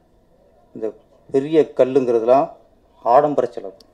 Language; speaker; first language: Tamil; native; Tamil